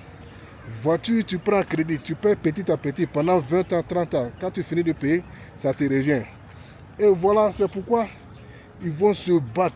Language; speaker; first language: French; non-native, local second language; Bambara